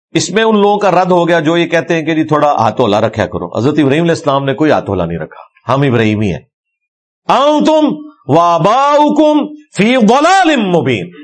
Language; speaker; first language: Urdu; non-native, local second language; Punjabi